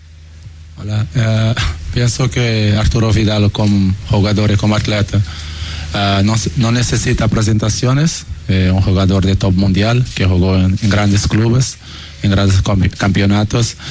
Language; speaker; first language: Spanish; non-native, fluent; Portuguese